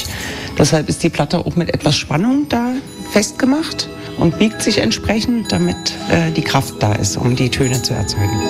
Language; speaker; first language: German; native; German